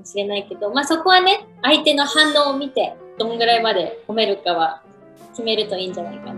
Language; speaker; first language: Japanese; native; Japanese